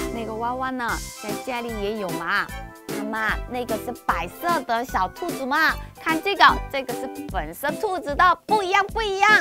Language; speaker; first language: Chinese; non-native, fluent; Korean